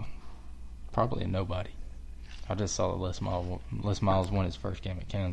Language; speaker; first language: English; native; English